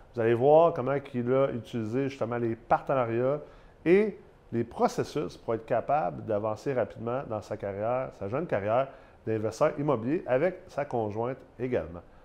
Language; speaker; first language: French; native; French